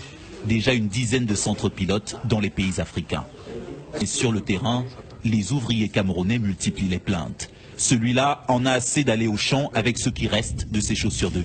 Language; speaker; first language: French; native; French